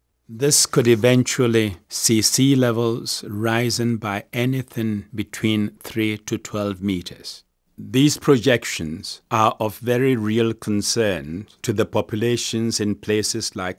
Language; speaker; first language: English; non-native, local second language; Akan